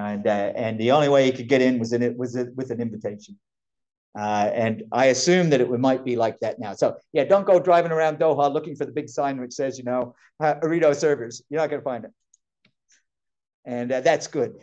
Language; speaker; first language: English; native; English